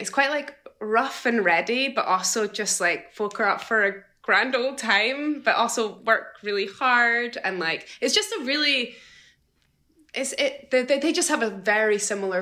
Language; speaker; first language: English; native; English